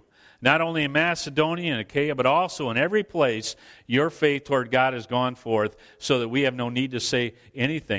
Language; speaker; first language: English; native; English